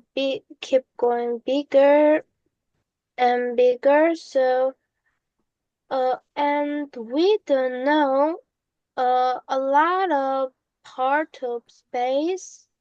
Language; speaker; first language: English; non-native, learner; Korean